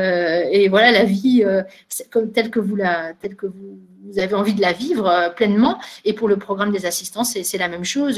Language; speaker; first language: French; native; French